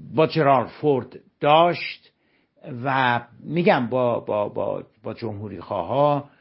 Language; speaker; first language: Persian; native; Persian